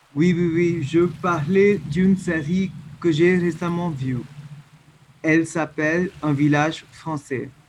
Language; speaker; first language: French; non-native, learner; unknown